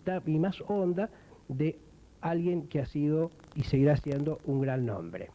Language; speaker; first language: Spanish; native; Spanish